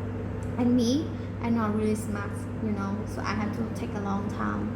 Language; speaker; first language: English; non-native, learner; Vietnamese